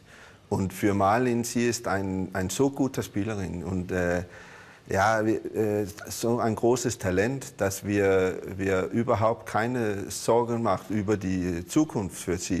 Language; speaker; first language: German; non-native, learner; Danish